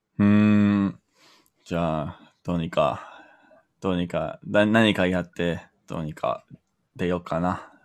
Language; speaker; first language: Japanese; non-native, fluent; English